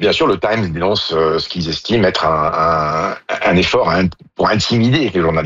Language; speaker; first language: French; native; French